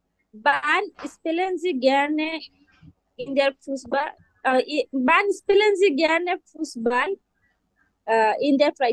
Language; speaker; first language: German; non-native, learner; Bangla